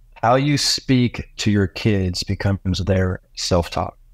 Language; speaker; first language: English; native; English